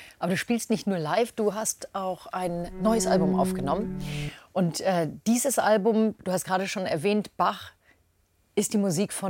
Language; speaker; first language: German; native; German